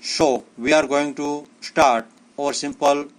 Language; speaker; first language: English; non-native, local second language; Gujarati